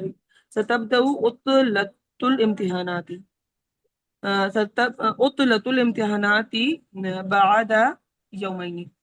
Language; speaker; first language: Arabic; non-native, learner; Urdu